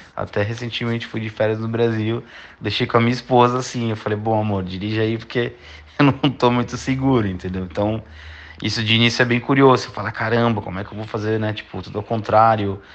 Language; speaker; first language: Portuguese; native; Portuguese